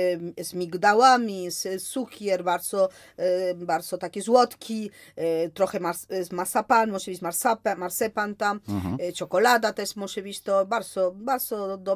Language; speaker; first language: Polish; non-native, fluent; Spanish